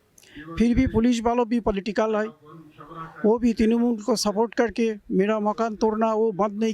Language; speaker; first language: Hindi; non-native, local second language; Bangla